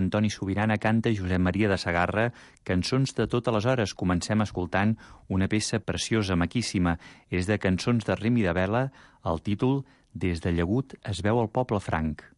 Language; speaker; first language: Catalan; native; Catalan